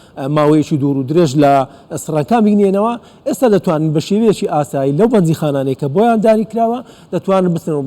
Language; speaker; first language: Central Kurdish; native; Central Kurdish